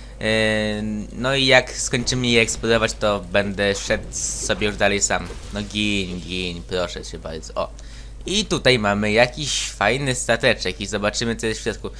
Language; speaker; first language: Polish; native; Polish